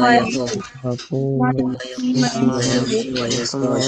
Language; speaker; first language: Arabic; non-native, learner; Bangla